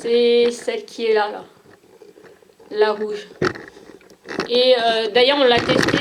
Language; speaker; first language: French; native; French